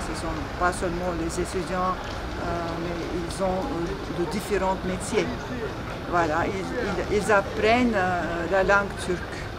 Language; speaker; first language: French; non-native, fluent; Turkish